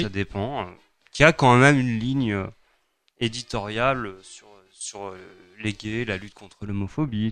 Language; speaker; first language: French; native; French